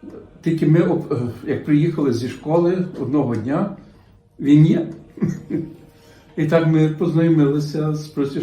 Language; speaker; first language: Ukrainian; early bilingual, heritage; Ukrainian